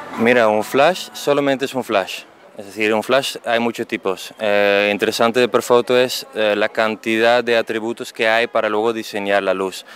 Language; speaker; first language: Spanish; non-native, fluent; Dutch